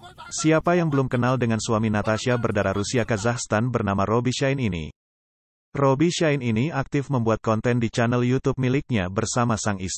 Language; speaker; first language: Indonesian; native; Indonesian